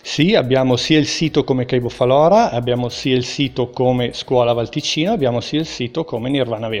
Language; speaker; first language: Italian; native; Italian